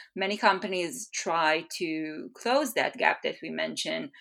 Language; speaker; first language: English; non-native, fluent; Hebrew